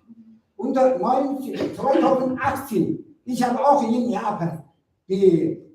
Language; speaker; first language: German; non-native, learner; Mongolian